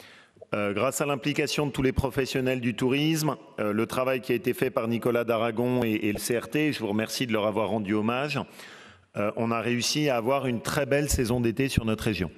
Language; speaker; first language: French; native; French